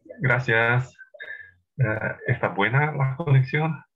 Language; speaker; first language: Spanish; non-native, learner; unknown